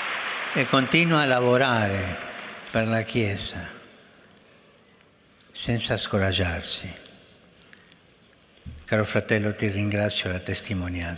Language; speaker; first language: Italian; non-native, fluent; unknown